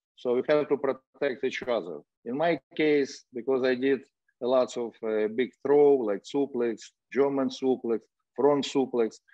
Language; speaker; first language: English; non-native, fluent; Russian